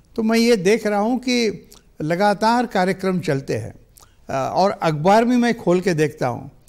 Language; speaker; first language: Hindi; non-native, local second language; Marathi